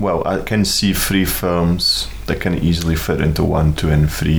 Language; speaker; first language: English; non-native, fluent; Polish